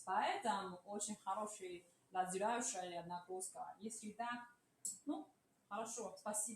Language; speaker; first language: Russian; non-native, learner; Chinese